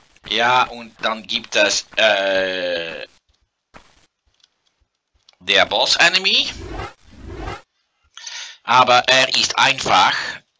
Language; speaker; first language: German; non-native, learner; Dutch